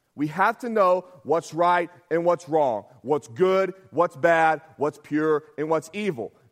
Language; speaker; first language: English; native; English